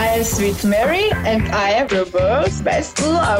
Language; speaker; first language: English; non-native, learner; Croatian